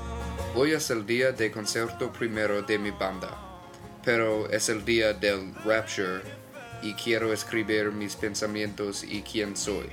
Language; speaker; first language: Spanish; non-native, learner; English